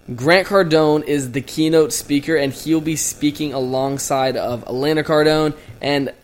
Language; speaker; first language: English; native; English